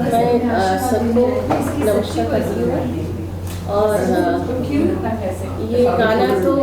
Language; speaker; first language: Hindi; non-native, local second language; Bangla